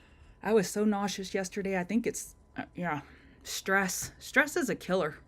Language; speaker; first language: English; native; English